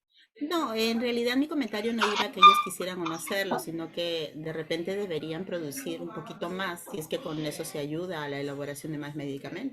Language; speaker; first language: Spanish; native; Spanish